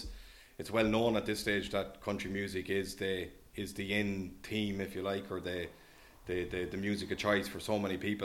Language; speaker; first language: English; native; English